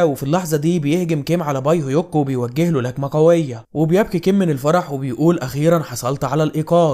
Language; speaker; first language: Arabic; native; Arabic